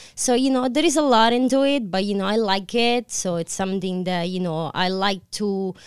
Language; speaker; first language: English; non-native, fluent; Italian